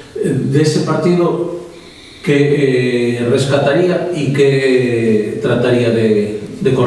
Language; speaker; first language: Spanish; native; Spanish